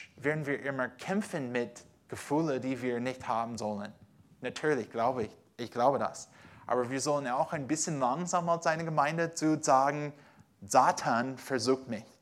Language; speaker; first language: German; non-native, fluent; English